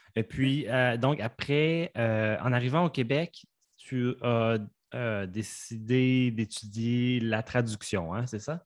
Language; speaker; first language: French; native; French